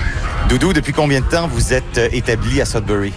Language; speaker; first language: French; native; French